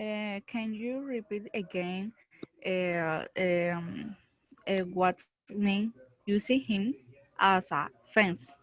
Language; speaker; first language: English; non-native, learner; Spanish